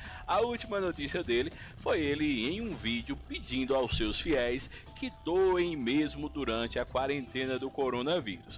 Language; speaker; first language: Portuguese; native; Portuguese